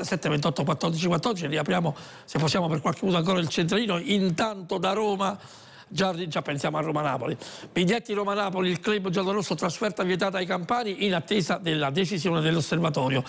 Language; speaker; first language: Italian; native; Italian